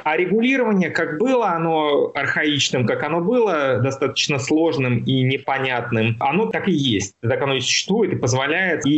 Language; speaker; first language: Russian; native; Russian